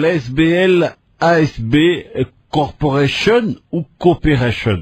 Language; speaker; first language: French; non-native, local second language; Lingala